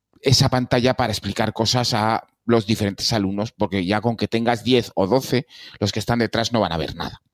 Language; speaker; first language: Spanish; native; Spanish